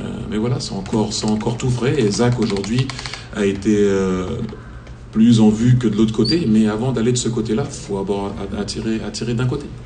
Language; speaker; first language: French; native; French